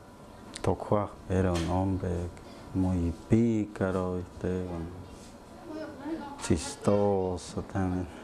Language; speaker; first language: Spanish; non-native, local second language; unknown